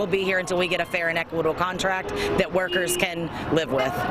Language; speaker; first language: English; native; English